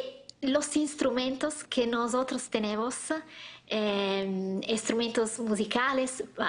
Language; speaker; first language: Spanish; non-native, fluent; Italian